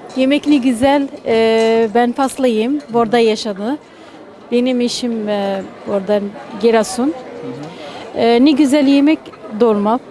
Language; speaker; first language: Turkish; non-native, learner; Arabic